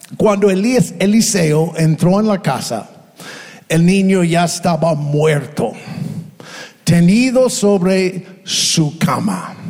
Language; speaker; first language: Spanish; non-native, fluent; English